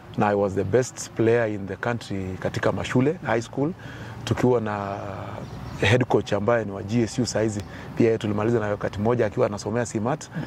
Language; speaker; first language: Swahili; non-native, local second language; Kalenjin